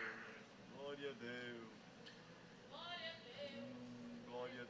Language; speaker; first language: Portuguese; native; Portuguese